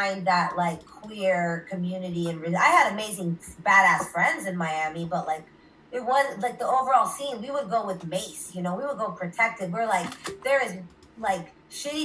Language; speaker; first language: English; native; English